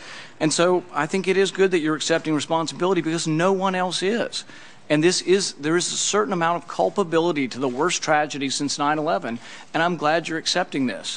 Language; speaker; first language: English; native; English